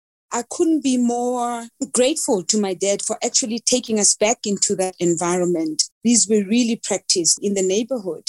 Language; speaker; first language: English; non-native, local second language; Xhosa